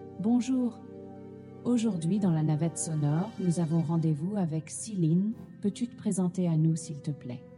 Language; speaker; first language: French; native; French